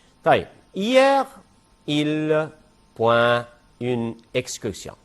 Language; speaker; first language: French; non-native, fluent; Arabic